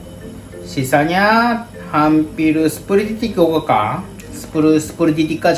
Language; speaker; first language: Indonesian; non-native, learner; Japanese